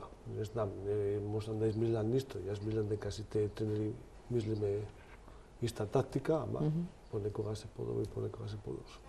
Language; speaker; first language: Macedonian; non-native, learner; Spanish